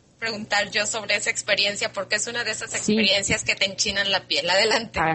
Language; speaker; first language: Spanish; native; Spanish